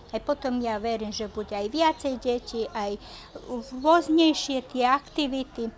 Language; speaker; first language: Slovak; native; Slovak